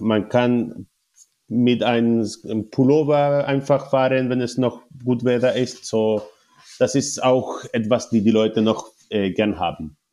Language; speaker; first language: German; non-native, learner; Spanish